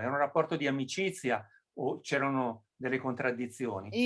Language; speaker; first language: Italian; native; Italian